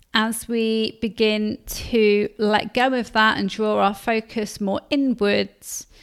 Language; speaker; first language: English; native; English